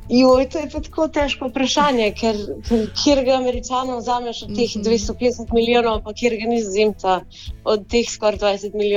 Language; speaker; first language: Slovenian; early bilingual, heritage; Slovenian